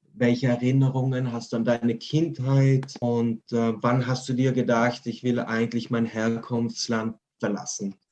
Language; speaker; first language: German; native; German